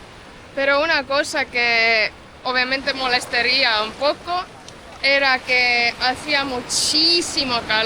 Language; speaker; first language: Spanish; non-native, fluent; Portuguese